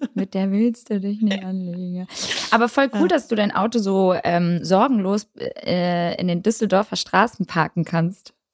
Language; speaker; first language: German; early bilingual, other home language; Albanian